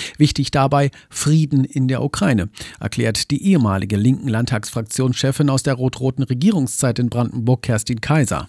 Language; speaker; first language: German; native; German